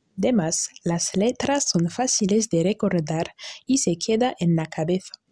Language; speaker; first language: Spanish; non-native, learner; French